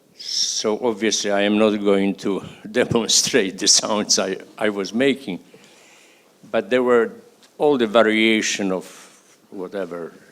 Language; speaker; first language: English; non-native, fluent; Polish